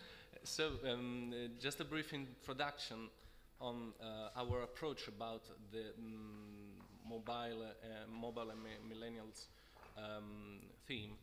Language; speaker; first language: English; non-native, fluent; Italian